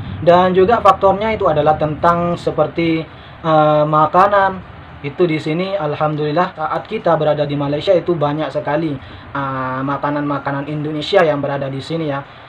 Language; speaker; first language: Indonesian; native; Indonesian